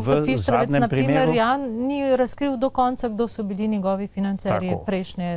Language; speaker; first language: Slovenian; native; Slovenian